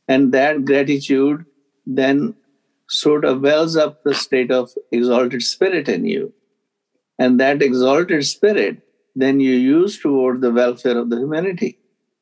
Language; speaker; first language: English; non-native, local second language; Punjabi